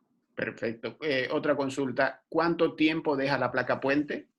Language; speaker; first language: Spanish; native; Spanish